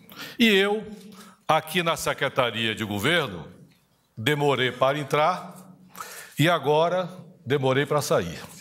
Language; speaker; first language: Portuguese; native; Portuguese